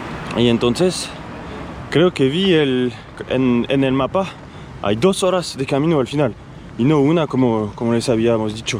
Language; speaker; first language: Spanish; non-native, fluent; French